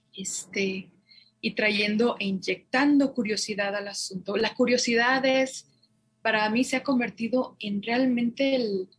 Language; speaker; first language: Spanish; native; Spanish